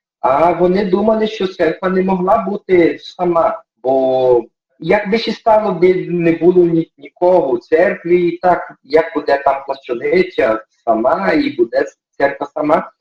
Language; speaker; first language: Ukrainian; early bilingual, heritage; Portuguese